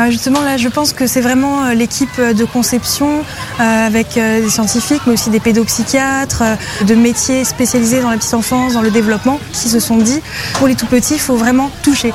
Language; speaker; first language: French; native; French